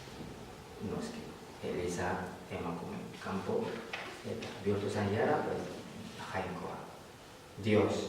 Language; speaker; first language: Basque; non-native, learner; Spanish